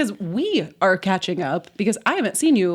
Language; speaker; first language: English; native; English